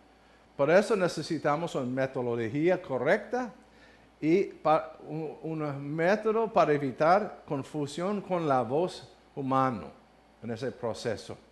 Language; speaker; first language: Spanish; non-native, learner; English